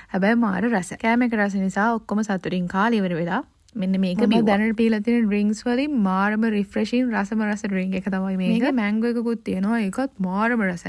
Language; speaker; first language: Sinhala; native; Sinhala